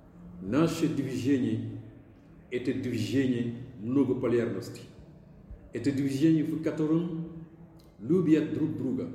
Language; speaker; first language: Russian; non-native, fluent; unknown